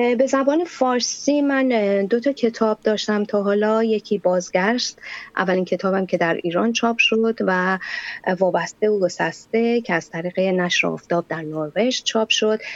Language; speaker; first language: Persian; native; Persian